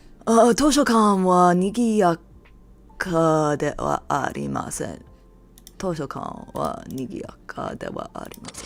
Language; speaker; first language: Japanese; non-native, learner; English